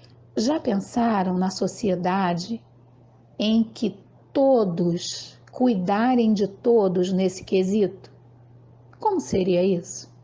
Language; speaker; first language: Portuguese; native; Portuguese